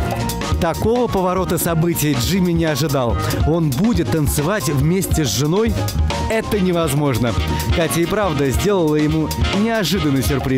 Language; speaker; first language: Russian; native; Russian